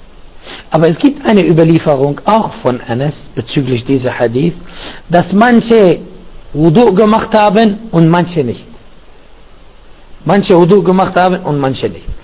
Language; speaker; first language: German; non-native, fluent; Arabic